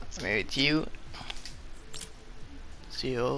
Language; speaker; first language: English; non-native, learner; French